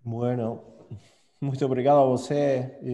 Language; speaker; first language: Portuguese; non-native, learner; Spanish